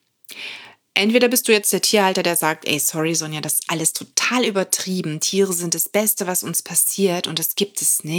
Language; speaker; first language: German; native; German